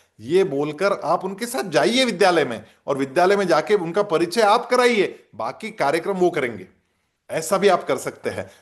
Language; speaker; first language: Hindi; non-native, local second language; Marathi